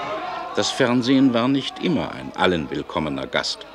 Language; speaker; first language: German; native; German